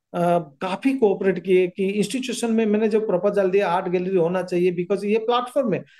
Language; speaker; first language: Hindi; non-native, local second language; Odia